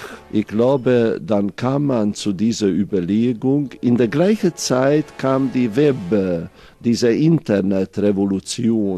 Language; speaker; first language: German; non-native, fluent; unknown